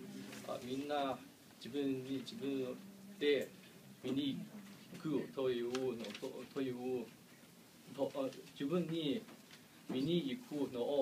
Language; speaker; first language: Japanese; non-native, learner; Vietnamese